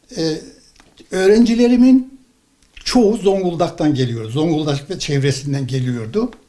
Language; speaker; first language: Turkish; native; Turkish